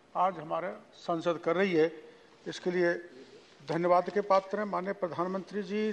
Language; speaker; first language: Hindi; native; Hindi